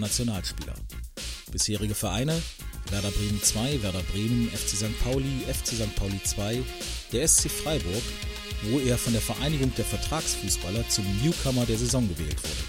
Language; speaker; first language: German; native; German